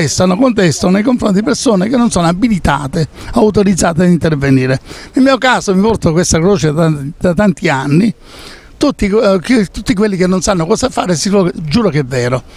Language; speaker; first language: Italian; native; Italian